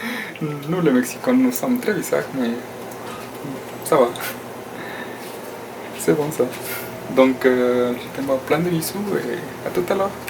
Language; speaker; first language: French; non-native, fluent; Spanish